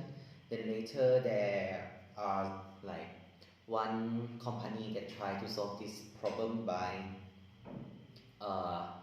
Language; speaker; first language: English; non-native, learner; Thai